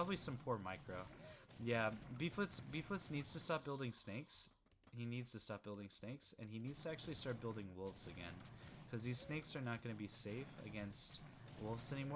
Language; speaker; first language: English; native; English